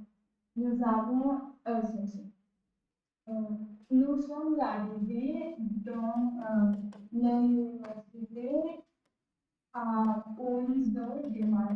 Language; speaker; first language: French; non-native, learner; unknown